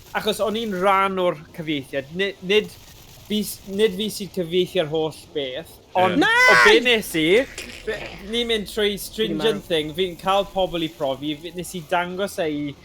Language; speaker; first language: Welsh; native; Welsh